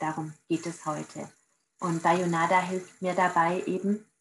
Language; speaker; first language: German; native; German